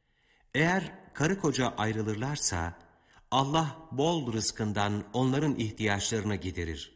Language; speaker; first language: Turkish; native; Turkish